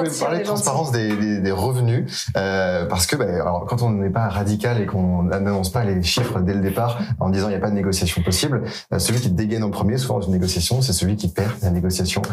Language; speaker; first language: French; native; French